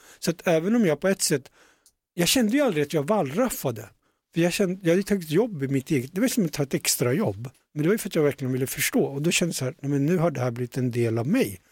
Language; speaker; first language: Swedish; early bilingual, other home language; Punjabi